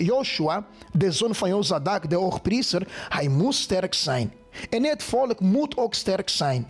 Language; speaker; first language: Dutch; non-native, fluent; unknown